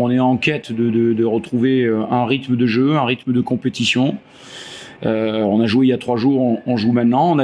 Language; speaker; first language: French; native; French